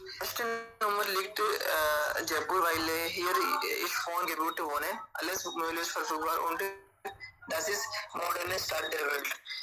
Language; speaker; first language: German; non-native, learner; Hindi